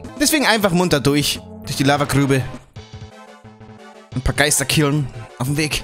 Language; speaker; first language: German; native; German